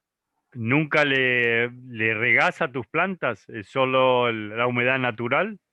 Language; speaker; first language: Spanish; native; Spanish